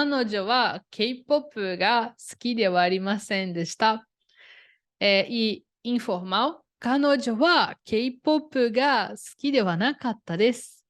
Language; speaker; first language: Japanese; non-native, fluent; Portuguese